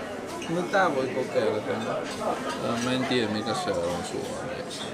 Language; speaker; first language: Finnish; non-native, learner; Chinese